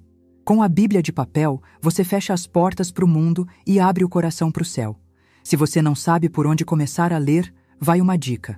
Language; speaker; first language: Portuguese; native; Portuguese